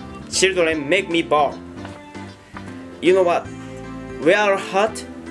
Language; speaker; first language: English; non-native, learner; Japanese